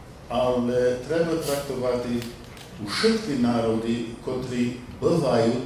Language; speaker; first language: Polish; non-native, learner; English